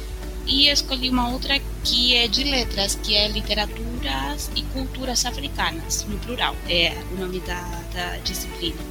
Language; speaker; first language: Portuguese; non-native, fluent; Spanish